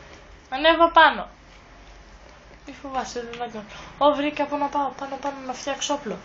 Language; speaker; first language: Greek; native; Greek